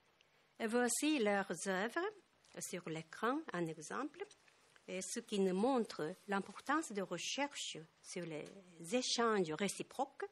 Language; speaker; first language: French; non-native, fluent; Japanese